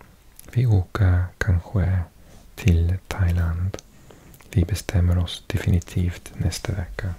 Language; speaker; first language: Swedish; non-native, learner; English